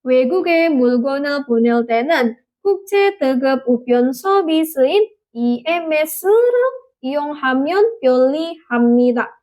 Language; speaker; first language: Korean; non-native, fluent; Indonesian